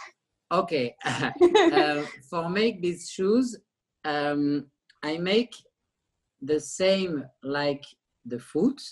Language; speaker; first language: English; non-native, learner; French